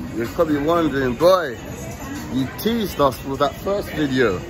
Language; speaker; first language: English; native; English